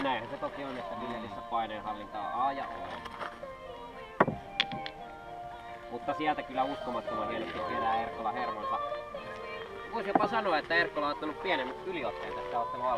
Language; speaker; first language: Finnish; native; Finnish